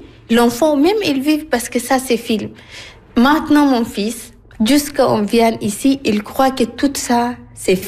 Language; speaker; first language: French; non-native, learner; Arabic